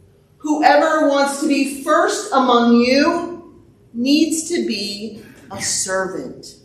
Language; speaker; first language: English; native; English